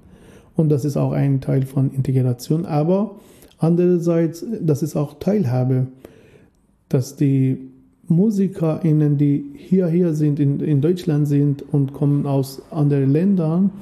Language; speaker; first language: German; non-native, fluent; Persian